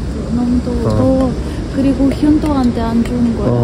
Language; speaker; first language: Korean; non-native, learner; Ukrainian